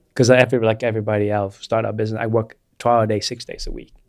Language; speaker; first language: English; non-native, fluent; Vietnamese